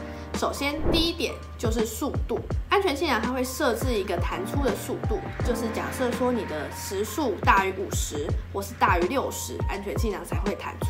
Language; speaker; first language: Chinese; native; Chinese